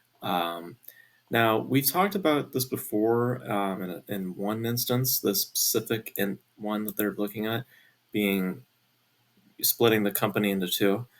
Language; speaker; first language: English; native; English